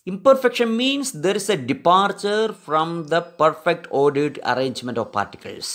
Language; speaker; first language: English; non-native, local second language; Malayalam